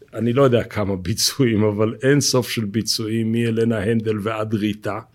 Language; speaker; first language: Hebrew; native; Hebrew